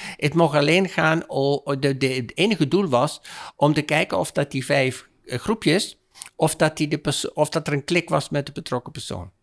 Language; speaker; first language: Dutch; native; Dutch